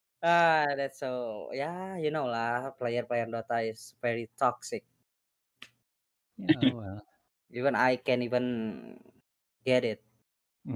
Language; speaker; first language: English; non-native, learner; Indonesian